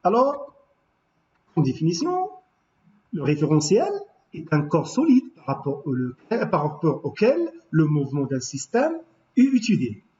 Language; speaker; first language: French; non-native, local second language; Arabic